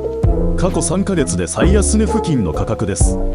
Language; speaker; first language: Japanese; native; Japanese